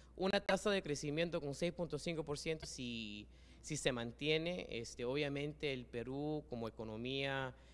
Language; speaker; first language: Spanish; early bilingual, heritage; Spanish